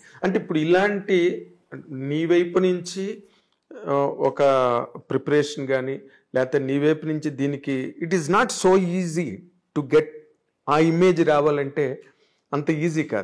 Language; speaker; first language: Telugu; native; Telugu